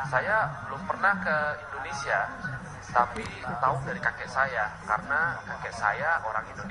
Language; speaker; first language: Indonesian; early bilingual, heritage; Arabic